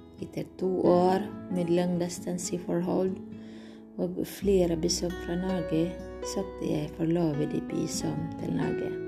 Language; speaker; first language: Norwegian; non-native, learner; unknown